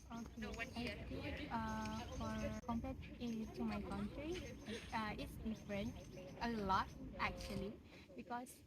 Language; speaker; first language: English; non-native, local second language; Malay